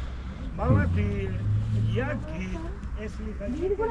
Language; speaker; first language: Russian; non-native, fluent; Georgian